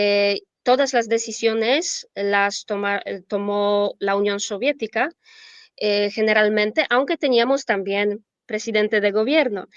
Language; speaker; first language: Spanish; non-native, fluent; Polish